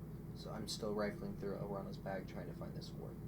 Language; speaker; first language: English; native; English